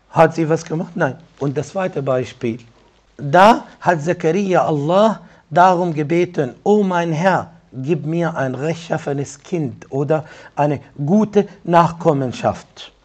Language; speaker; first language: German; non-native, fluent; Arabic